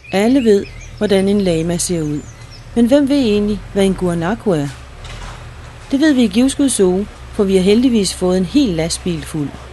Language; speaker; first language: Danish; native; Danish